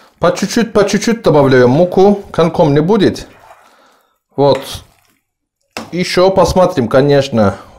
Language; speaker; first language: Russian; non-native, learner; Turkish